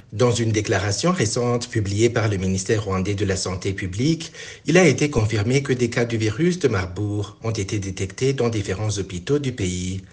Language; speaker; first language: French; non-native, local second language; Rundi